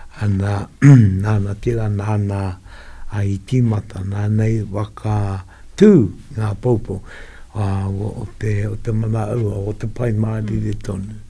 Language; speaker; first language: Māori; native; Māori